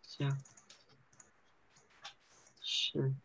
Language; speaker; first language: Chinese; early bilingual, heritage; Chinese